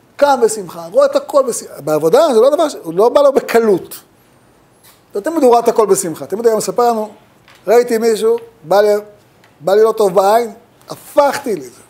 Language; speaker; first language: Hebrew; native; Hebrew